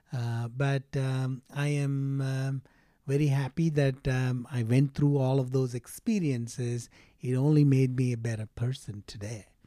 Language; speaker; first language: English; non-native, local second language; Telugu